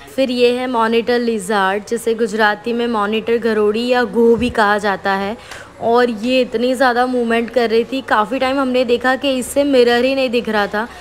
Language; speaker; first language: Hindi; non-native, local second language; Gujarati